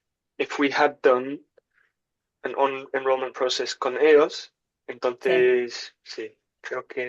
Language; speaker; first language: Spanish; non-native, learner; English